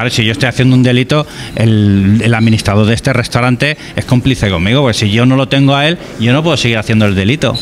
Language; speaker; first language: Spanish; native; Spanish